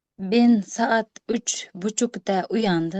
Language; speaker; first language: Turkish; non-native, learner; Uzbek